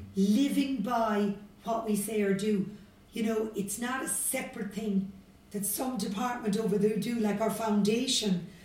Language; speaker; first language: English; native; English